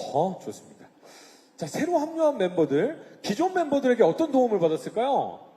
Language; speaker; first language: Korean; native; Korean